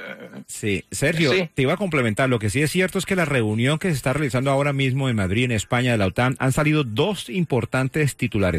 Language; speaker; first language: Spanish; native; Spanish